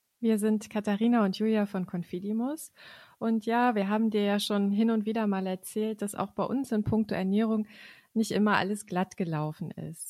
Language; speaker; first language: German; native; German